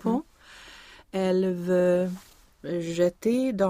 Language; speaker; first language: French; non-native, learner; Swedish